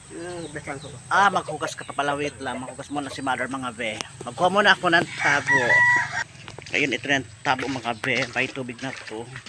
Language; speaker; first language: Filipino; non-native, local second language; Cebuano